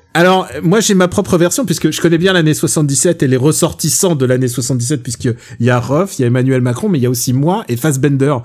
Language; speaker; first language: French; native; French